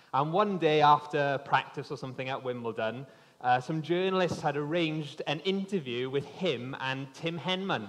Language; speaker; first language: English; native; English